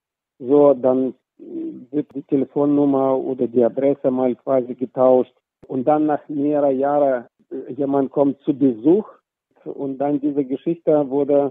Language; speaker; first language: German; non-native, fluent; Russian